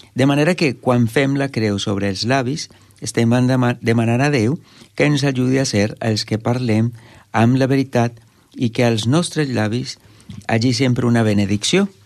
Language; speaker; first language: Catalan; non-native, fluent; Spanish